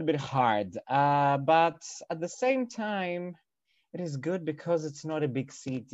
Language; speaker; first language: English; non-native, fluent; Greek